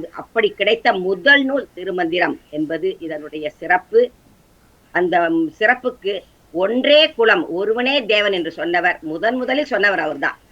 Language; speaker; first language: Tamil; non-native, local second language; Kannada